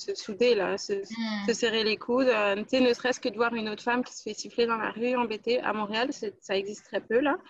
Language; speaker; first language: French; native; French